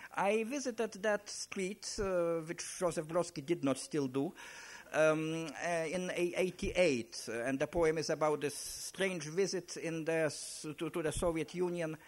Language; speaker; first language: English; non-native, fluent; Lithuanian